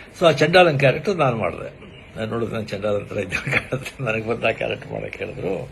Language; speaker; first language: Kannada; non-native, local second language; Marathi